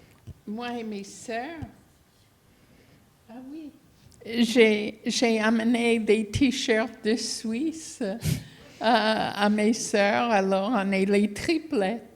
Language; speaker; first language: French; non-native, fluent; English